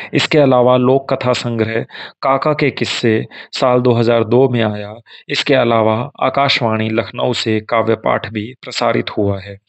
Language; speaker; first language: Hindi; native; Hindi